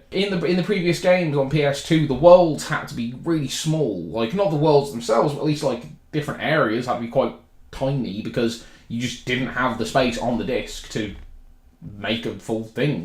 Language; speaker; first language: English; native; English